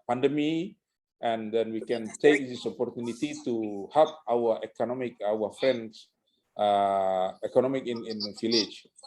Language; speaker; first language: English; non-native, fluent; Indonesian